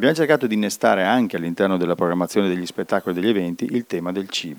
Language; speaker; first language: Italian; native; Italian